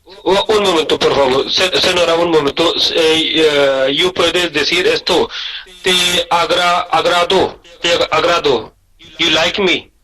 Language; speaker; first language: Spanish; non-native, learner; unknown